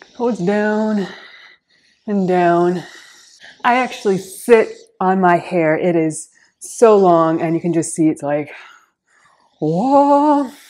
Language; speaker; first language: English; native; English